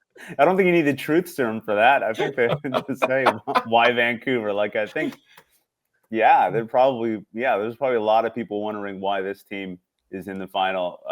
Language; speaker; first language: English; native; English